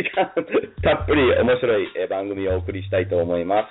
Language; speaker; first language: Japanese; non-native, fluent; English